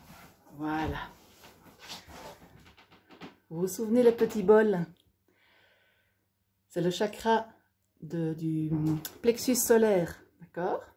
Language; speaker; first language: French; native; French